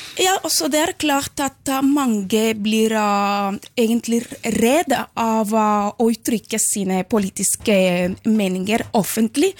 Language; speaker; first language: Norwegian; non-native, fluent; Spanish